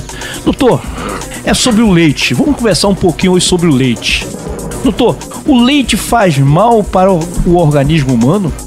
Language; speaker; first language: Portuguese; native; Portuguese